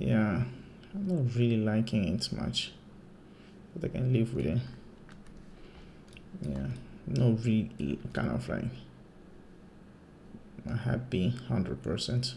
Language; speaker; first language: English; non-native, fluent; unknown